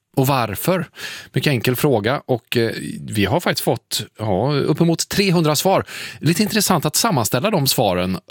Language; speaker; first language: Swedish; native; Swedish